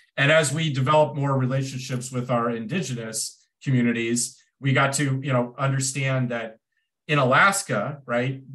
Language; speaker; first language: English; native; English